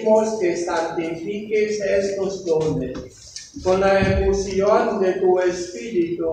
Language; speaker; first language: Spanish; non-native, learner; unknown